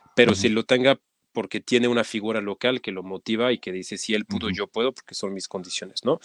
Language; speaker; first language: Spanish; non-native, fluent; French